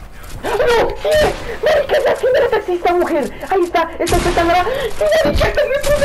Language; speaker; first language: Spanish; native; Spanish